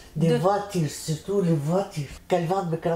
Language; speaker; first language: French; non-native, learner; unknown